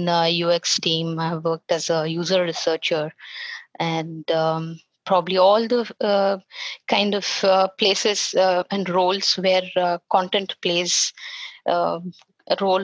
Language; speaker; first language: English; non-native, local second language; Kannada